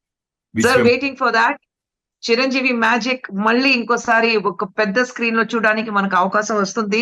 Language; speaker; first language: Telugu; non-native, fluent; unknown